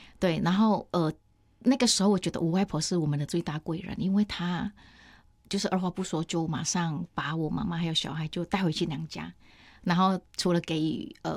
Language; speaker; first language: Chinese; non-native, fluent; Indonesian